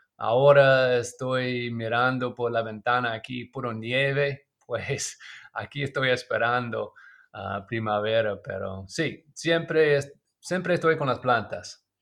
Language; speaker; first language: Spanish; non-native, learner; English